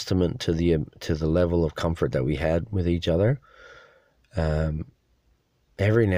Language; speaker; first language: English; native; English